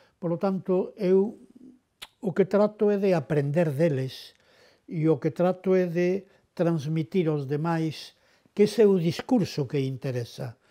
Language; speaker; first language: Galician; non-native, local second language; Spanish